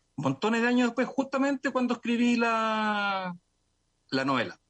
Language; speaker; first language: Spanish; native; Spanish